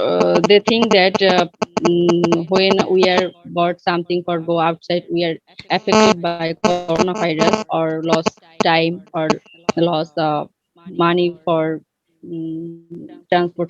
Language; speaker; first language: English; non-native, learner; Bangla